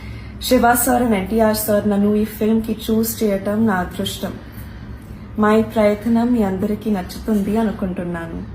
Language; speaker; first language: Telugu; non-native, learner; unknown